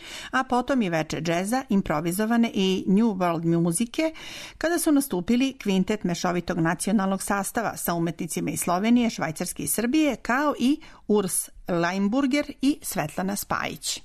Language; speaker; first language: Serbian; native; Serbian